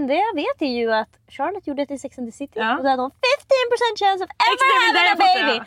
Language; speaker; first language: Swedish; native; Swedish